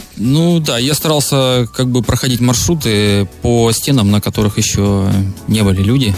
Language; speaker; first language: Russian; native; Russian